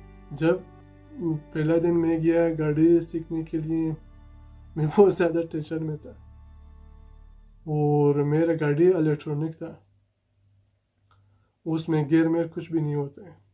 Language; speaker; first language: Hindi; non-native, fluent; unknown